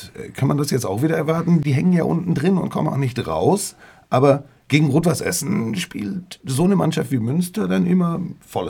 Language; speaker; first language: German; native; German